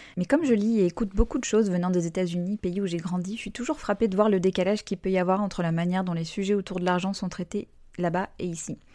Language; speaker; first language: French; early bilingual, heritage; French